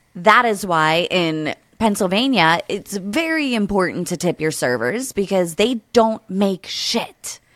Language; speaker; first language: English; native; English